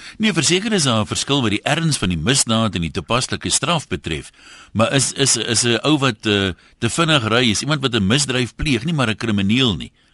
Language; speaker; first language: Afrikaans; native; Afrikaans